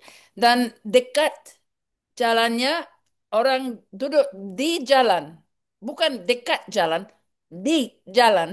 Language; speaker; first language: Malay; non-native, learner; English